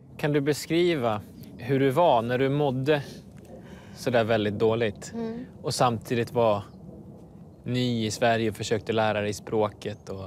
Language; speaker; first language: Swedish; native; Swedish